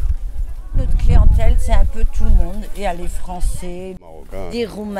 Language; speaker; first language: French; early bilingual, other home language; Turkish